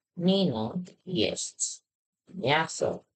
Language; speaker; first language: Russian; non-native, learner; English